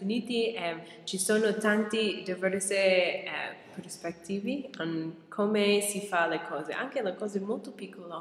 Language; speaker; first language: Italian; non-native, learner; English